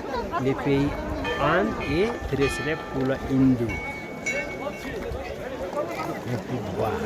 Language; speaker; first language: French; non-native, learner; Nepali